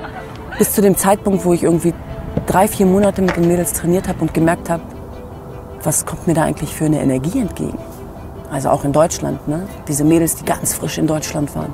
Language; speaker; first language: German; native; German